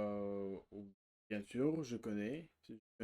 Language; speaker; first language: French; non-native, learner; Russian